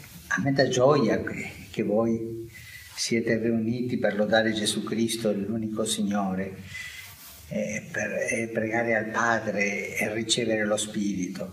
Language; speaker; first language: Italian; non-native, fluent; Spanish